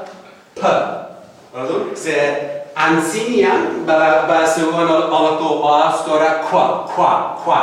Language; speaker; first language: Basque; non-native, fluent; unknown